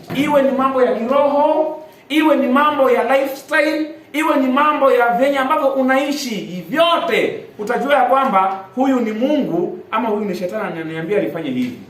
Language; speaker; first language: Swahili; non-native, local second language; Giryama